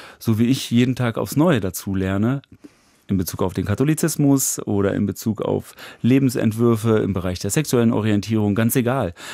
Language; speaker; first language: German; native; German